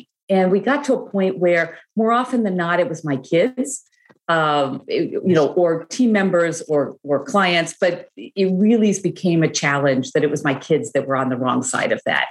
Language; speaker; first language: English; native; English